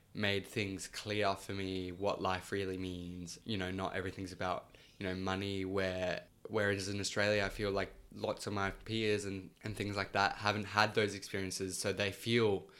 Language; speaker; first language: English; early bilingual, other home language; Spanish